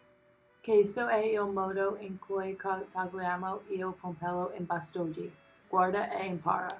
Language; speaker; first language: Italian; non-native, learner; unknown